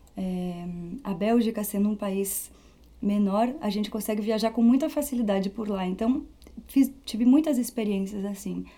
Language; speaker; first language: Portuguese; early bilingual, heritage; Portuguese